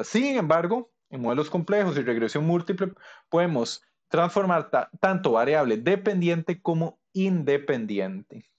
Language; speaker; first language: Spanish; native; Spanish